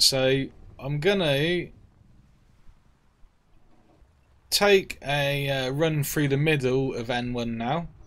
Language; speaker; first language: English; native; English